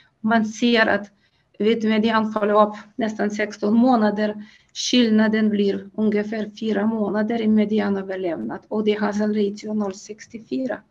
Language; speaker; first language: Swedish; non-native, fluent; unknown